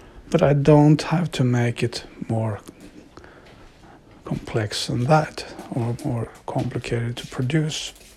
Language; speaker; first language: English; non-native, fluent; Swedish